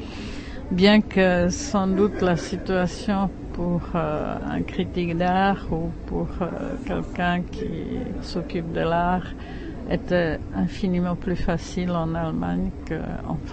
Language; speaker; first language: French; non-native, fluent; Czech